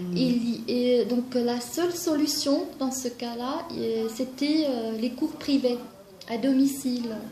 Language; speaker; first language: French; non-native, fluent; Georgian